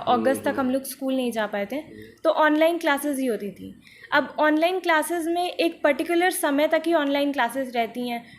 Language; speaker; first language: Hindi; native; Hindi